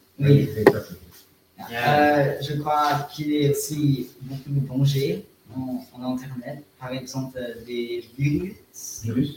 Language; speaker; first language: French; non-native, learner; German